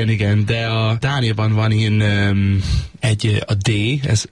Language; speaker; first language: Hungarian; non-native, learner; Danish